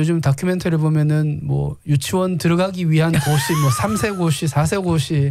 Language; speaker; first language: Korean; native; Korean